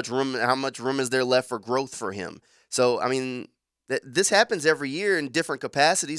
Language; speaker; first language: English; native; English